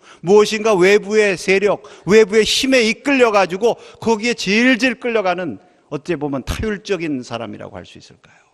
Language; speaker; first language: Korean; native; Korean